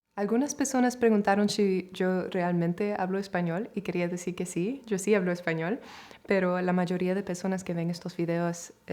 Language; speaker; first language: Spanish; early bilingual, heritage; Spanish